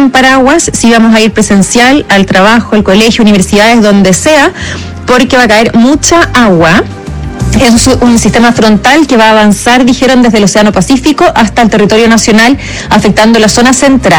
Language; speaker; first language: Spanish; native; Spanish